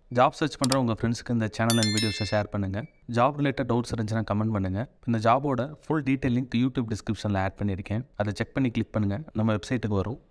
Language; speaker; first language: Tamil; native; Tamil